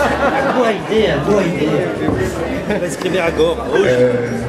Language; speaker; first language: Portuguese; non-native, fluent; French